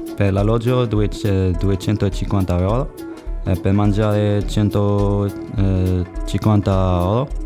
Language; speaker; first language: Italian; non-native, learner; Arabic